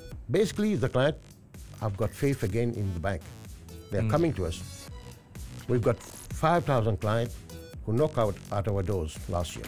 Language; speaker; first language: English; non-native, local second language; Morisyen